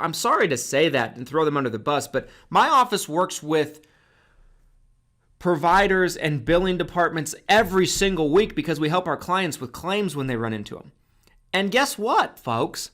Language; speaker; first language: English; native; English